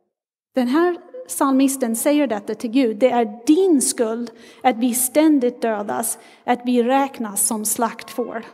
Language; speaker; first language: Swedish; non-native, fluent; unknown